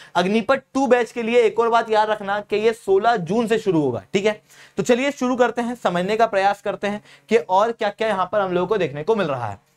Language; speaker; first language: Hindi; native; Hindi